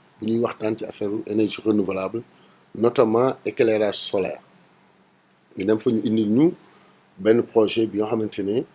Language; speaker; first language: Wolof; native; Wolof